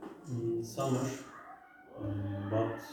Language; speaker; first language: English; non-native, learner; Turkish